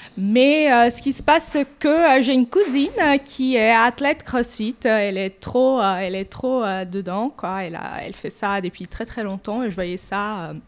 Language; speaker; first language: French; non-native, fluent; Portuguese